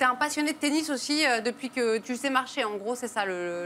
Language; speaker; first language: French; native; French